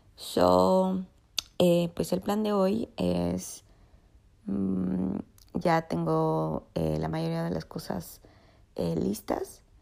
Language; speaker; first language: Spanish; early bilingual, heritage; Spanish